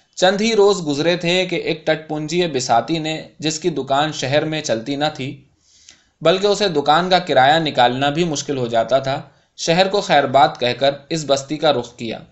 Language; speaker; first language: Urdu; native; Urdu